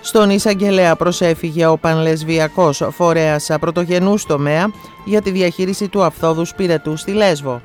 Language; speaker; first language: Greek; native; Greek